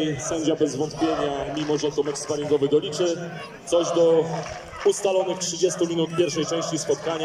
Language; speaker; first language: Polish; native; Polish